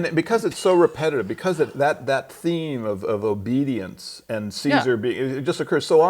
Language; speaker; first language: English; native; English